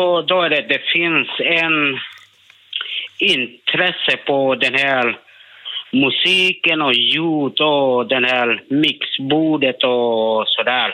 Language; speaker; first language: Swedish; non-native, learner; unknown